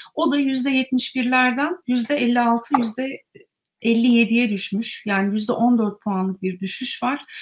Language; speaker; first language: Turkish; native; Turkish